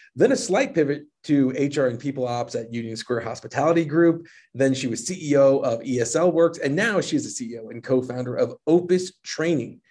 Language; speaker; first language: English; native; English